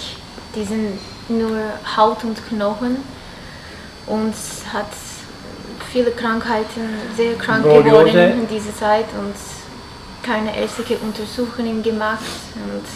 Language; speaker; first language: German; non-native, learner; English